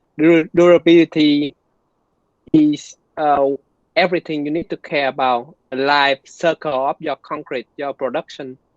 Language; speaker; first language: English; non-native, fluent; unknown